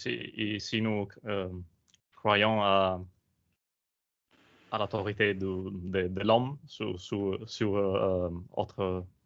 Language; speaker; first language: French; non-native, learner; Italian